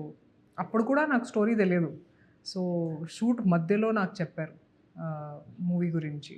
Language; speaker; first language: Telugu; non-native, fluent; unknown